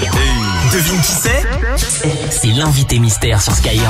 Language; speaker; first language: French; native; French